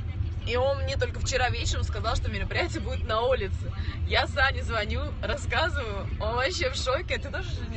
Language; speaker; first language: Russian; native; Russian